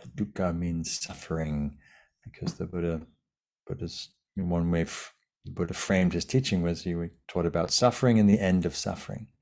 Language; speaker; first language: English; native; English